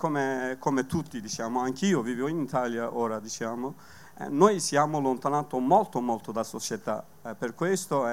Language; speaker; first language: Italian; non-native, learner; Kurdish